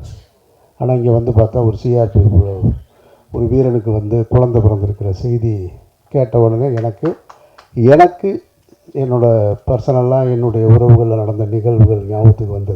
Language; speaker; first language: Tamil; native; Tamil